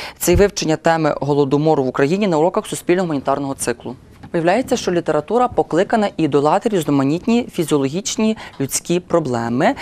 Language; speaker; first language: Ukrainian; native; Ukrainian